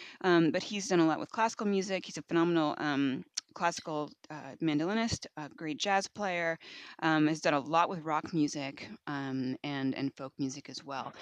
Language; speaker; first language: English; native; English